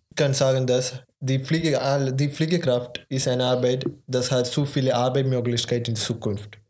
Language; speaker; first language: German; non-native, learner; Malayalam